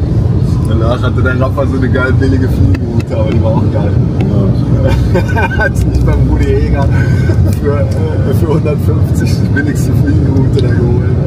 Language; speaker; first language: German; native; German